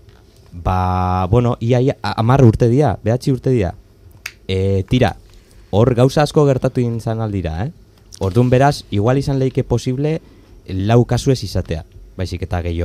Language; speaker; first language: Basque; native; Basque